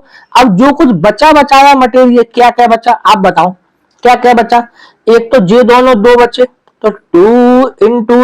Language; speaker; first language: Hindi; native; Hindi